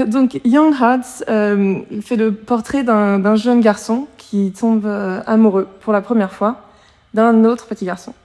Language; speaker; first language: French; native; French